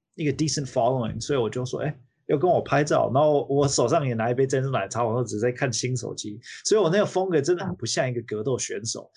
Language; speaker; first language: Chinese; early bilingual, heritage; Chinese